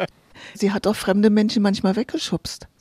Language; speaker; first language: German; native; German